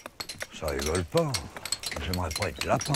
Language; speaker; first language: French; native; French